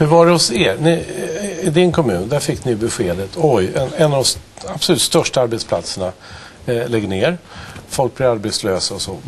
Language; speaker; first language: Swedish; native; Swedish